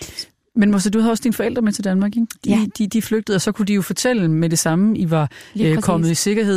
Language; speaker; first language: Danish; native; Danish